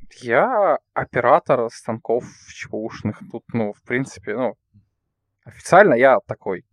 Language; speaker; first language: Russian; native; Russian